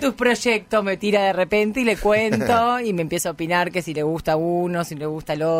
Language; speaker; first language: Spanish; native; Spanish